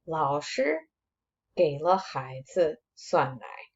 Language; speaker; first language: Chinese; non-native, fluent; English